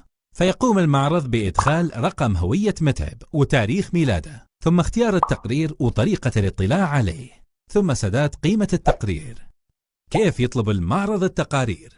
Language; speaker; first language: Arabic; native; Arabic